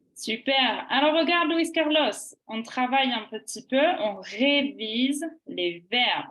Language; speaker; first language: French; native; French